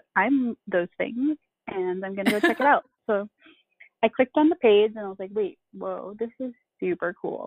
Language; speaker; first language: English; non-native, local second language; Filipino